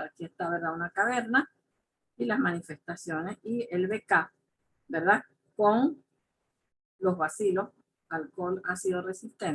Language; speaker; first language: Spanish; native; Spanish